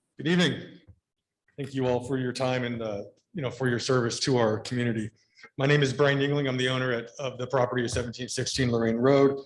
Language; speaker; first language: English; native; English